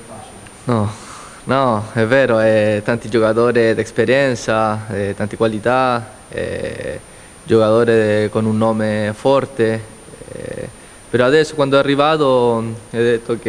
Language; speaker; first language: Italian; non-native, learner; Spanish